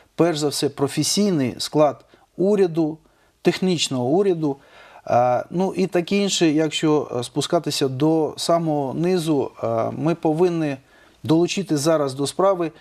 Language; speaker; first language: Ukrainian; non-native, local second language; Russian